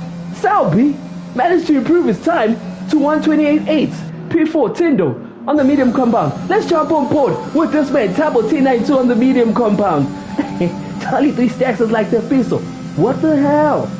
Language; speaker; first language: English; non-native, local second language; Zulu